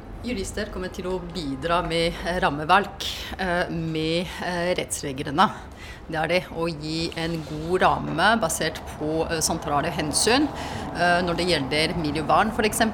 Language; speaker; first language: Norwegian; non-native, fluent; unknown